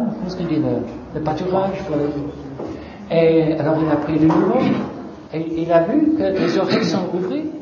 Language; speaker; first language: French; non-native, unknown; English